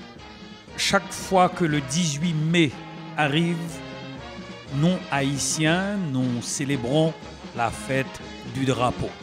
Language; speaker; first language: French; non-native, local second language; Haitian Creole